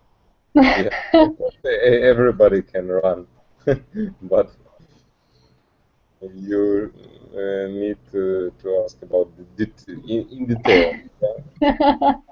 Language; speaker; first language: English; non-native, learner; Russian